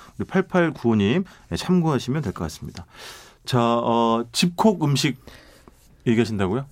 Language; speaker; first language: Korean; native; Korean